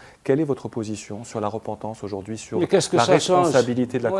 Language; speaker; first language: French; non-native, local second language; Arabic